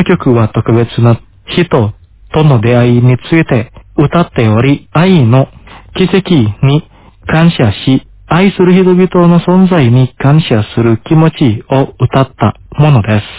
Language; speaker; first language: Japanese; non-native, fluent; Indonesian